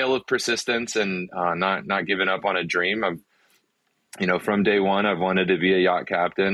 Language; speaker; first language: English; early bilingual, other home language; Afrikaans